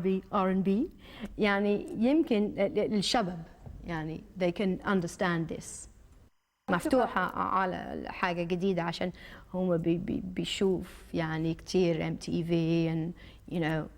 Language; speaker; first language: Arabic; early bilingual, heritage; Arabic